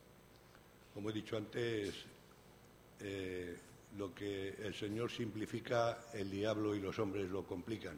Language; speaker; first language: Spanish; native; Spanish